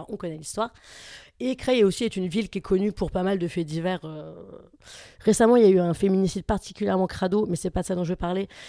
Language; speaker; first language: French; native; French